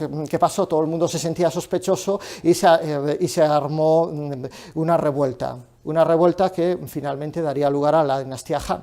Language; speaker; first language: Spanish; native; Spanish